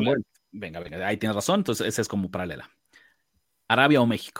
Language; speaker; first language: Spanish; native; Spanish